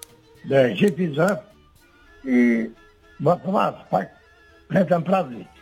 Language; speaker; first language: Bulgarian; native; Bulgarian